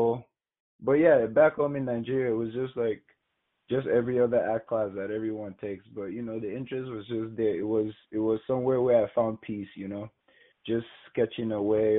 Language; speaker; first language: English; non-native, local second language; Igbo